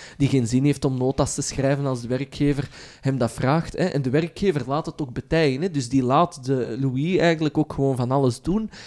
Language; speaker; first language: Dutch; early bilingual, other home language; Arabic